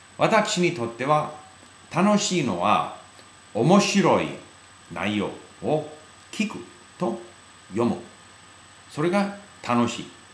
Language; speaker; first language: Japanese; non-native, fluent; English